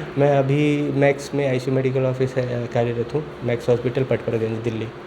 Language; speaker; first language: Hindi; native; Hindi